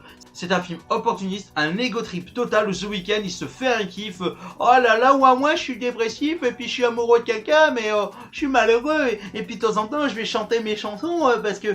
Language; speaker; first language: French; native; French